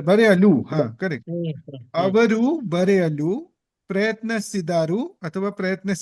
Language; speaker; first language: Kannada; non-native, learner; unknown